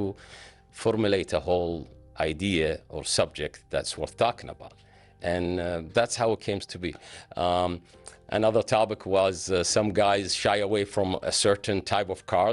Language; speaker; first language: English; non-native, fluent; Arabic